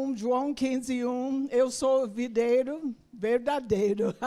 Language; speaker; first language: Portuguese; non-native, learner; English